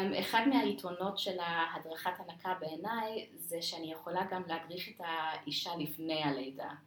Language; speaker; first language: Hebrew; non-native, fluent; English